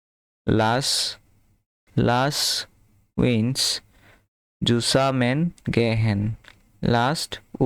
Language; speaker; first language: German; non-native, fluent; Bangla